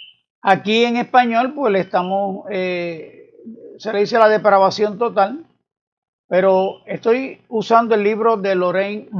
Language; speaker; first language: Spanish; native; Spanish